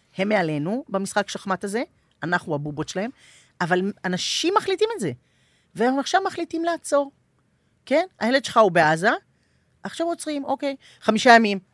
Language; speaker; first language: Hebrew; native; Hebrew